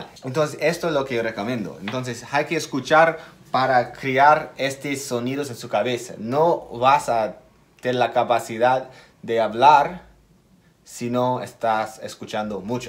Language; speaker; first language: Spanish; non-native, fluent; English